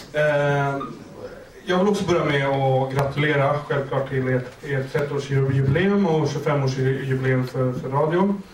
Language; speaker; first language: Swedish; early bilingual, other home language; Kurdish